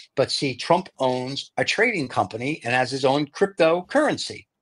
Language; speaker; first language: English; native; English